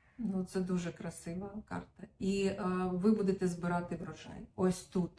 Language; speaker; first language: Ukrainian; non-native, local second language; Russian